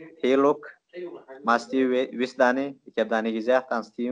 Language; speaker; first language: Dutch; non-native, learner; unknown